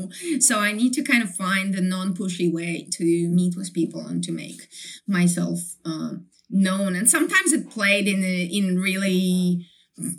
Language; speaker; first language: English; non-native, fluent; Ukrainian